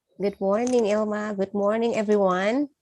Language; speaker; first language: English; non-native, fluent; Indonesian